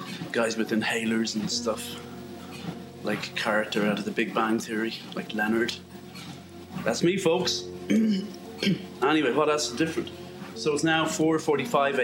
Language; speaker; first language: English; native; English